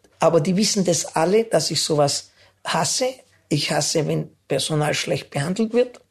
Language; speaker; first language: German; native; German